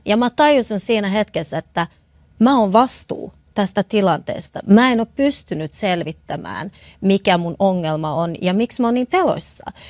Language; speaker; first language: Finnish; non-native, local second language; Swedish